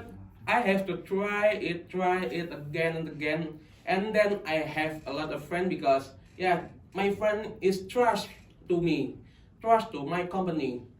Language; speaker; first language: English; non-native, local second language; Indonesian